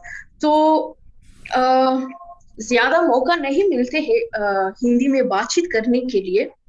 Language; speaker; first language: Hindi; non-native, fluent; English